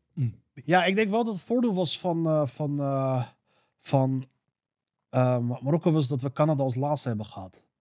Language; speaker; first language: Dutch; early bilingual, other home language; Arabic